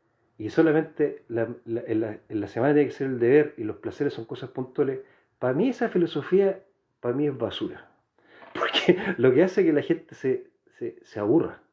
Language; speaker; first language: Spanish; native; Spanish